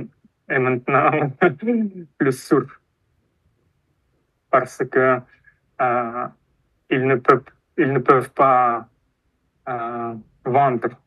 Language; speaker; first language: French; non-native, fluent; Russian